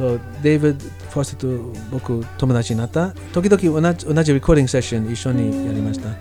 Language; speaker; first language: Japanese; non-native, learner; English